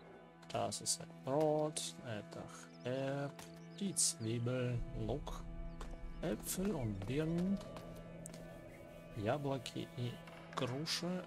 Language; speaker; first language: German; non-native, fluent; Russian